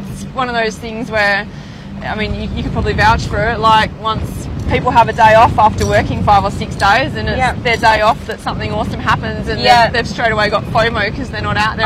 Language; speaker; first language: English; native; English